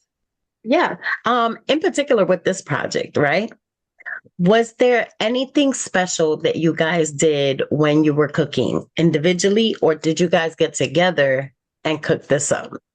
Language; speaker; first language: English; native; English